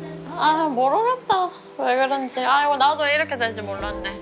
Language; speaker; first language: Korean; native; Korean